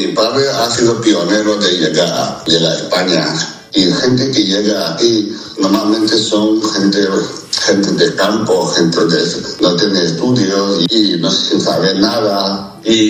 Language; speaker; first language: Spanish; early bilingual, other home language; Chinese